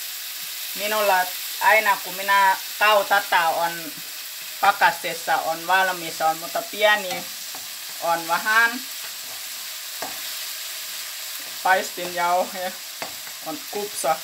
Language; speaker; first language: Finnish; non-native, learner; Thai